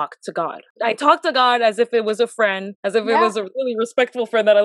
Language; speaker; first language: English; non-native, fluent; French